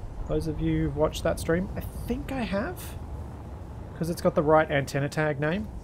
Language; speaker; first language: English; native; English